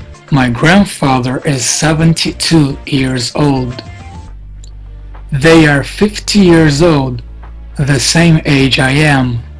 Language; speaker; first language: English; non-native, fluent; Portuguese